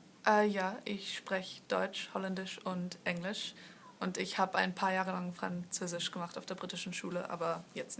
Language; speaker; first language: German; early bilingual, heritage; German